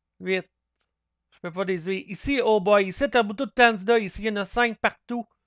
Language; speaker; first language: French; native; French